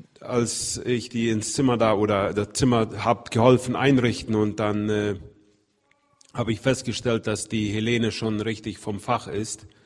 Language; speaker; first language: German; non-native, fluent; Russian